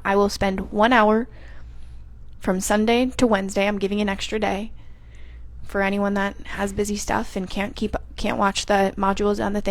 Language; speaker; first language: English; native; English